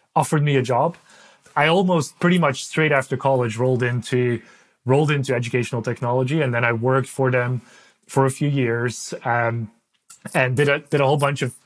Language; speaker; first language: English; non-native, fluent; Dutch